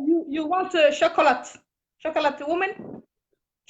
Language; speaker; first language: English; non-native, learner; Somali